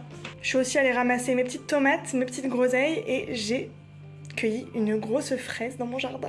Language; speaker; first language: French; native; French